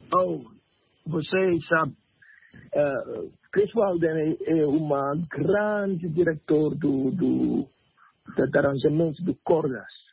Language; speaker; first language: Portuguese; non-native, learner; French